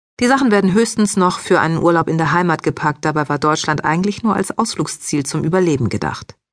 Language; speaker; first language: German; early bilingual, other home language; Greek